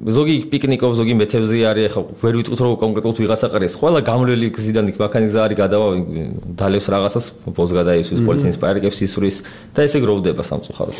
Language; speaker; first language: Georgian; native; Georgian